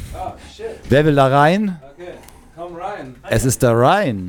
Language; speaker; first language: German; native; German